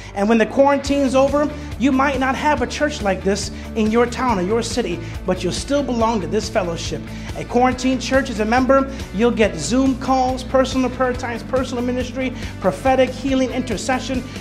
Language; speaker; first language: English; native; English